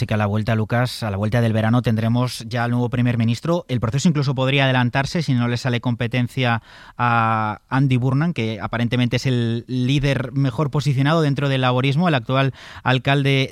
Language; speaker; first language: Spanish; native; Spanish